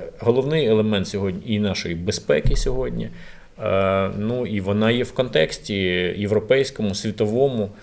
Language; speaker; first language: Ukrainian; native; Ukrainian